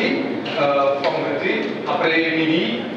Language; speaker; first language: French; non-native, learner; Indonesian